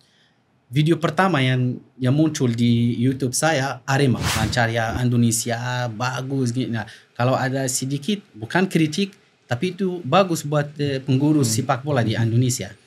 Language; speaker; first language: Indonesian; non-native, fluent; Arabic